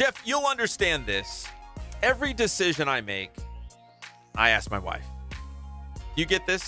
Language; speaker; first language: English; native; English